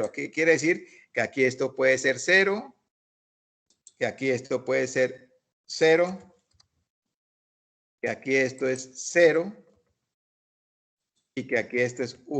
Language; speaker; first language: Spanish; native; Spanish